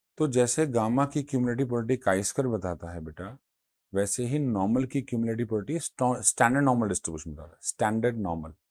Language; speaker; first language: Hindi; native; Hindi